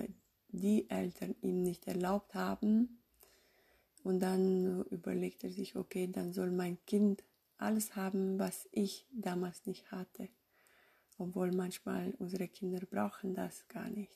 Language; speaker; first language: German; non-native, fluent; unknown